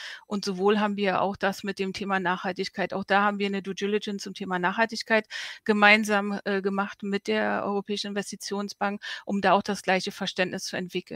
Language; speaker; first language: German; native; German